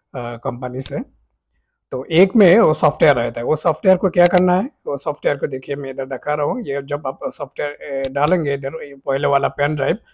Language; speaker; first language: Hindi; non-native, fluent; Bangla